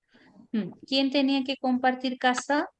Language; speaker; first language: Spanish; non-native, fluent; Hindi